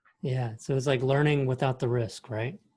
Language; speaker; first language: English; native; English